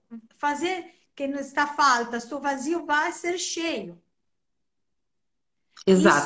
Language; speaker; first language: Portuguese; non-native, fluent; Italian